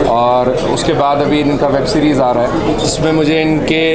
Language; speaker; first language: Hindi; native; Hindi